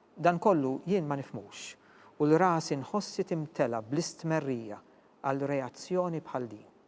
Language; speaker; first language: Maltese; native; Maltese